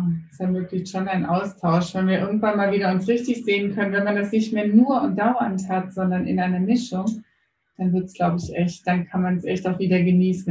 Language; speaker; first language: German; native; German